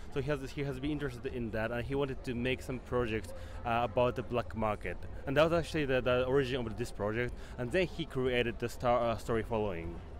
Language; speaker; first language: English; non-native, fluent; Japanese